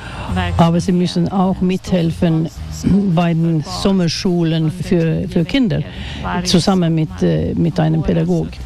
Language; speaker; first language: German; non-native, fluent; Swedish